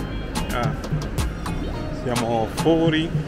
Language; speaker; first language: Italian; non-native, learner; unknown